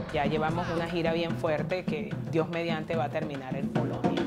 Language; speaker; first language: Spanish; native; Spanish